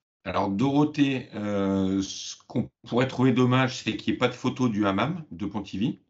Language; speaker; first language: French; native; French